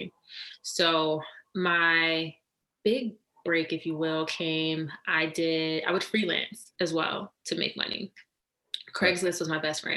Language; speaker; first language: English; native; English